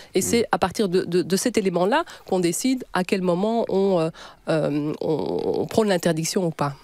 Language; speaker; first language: French; native; French